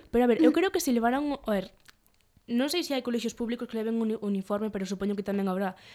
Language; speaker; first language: Galician; non-native, local second language; Spanish